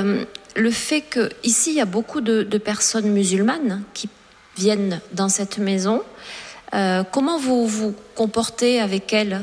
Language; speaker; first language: French; native; French